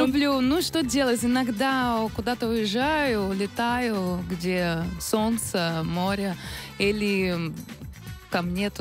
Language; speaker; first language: Russian; non-native, learner; Portuguese